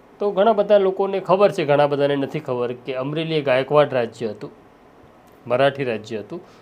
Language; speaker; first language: Gujarati; non-native, local second language; Marathi